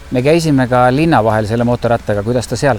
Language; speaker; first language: Estonian; native; Estonian